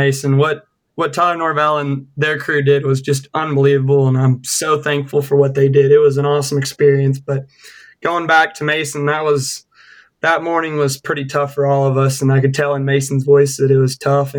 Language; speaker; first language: English; native; English